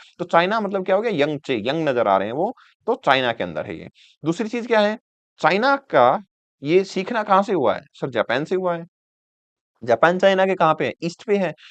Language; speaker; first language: Hindi; native; Hindi